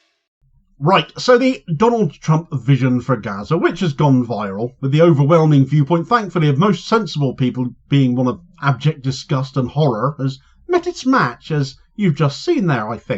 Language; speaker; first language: English; native; English